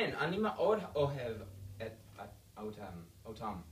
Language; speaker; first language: Hebrew; non-native, learner; English